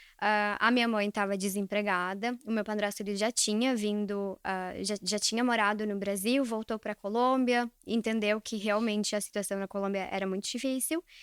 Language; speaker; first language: Portuguese; early bilingual, other home language; Spanish